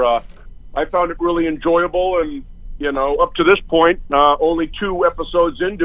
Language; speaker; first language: English; native; English